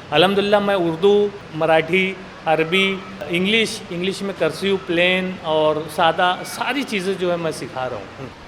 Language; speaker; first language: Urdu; native; Urdu